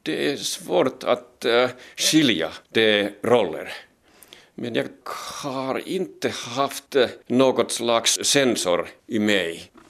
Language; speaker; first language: Swedish; non-native, local second language; Finnish